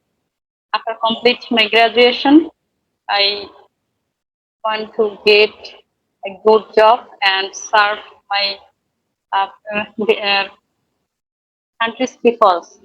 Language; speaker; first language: English; non-native, learner; Bangla